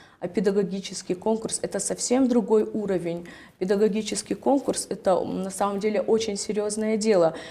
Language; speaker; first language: Russian; non-native, local second language; Ossetic